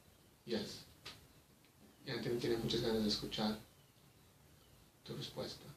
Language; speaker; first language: Spanish; early bilingual, heritage; Spanish